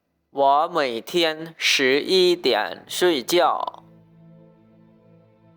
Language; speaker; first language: Chinese; non-native, learner; Lao